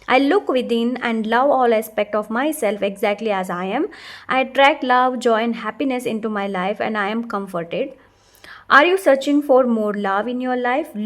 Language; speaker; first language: English; non-native, local second language; Kannada